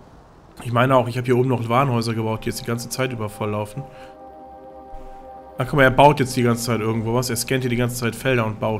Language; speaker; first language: German; native; German